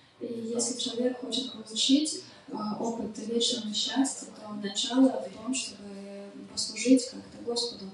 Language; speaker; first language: Russian; native; Russian